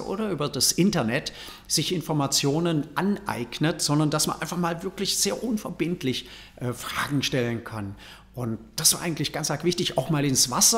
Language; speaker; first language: German; native; German